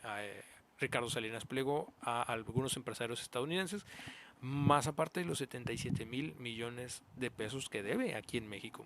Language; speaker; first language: Spanish; native; Spanish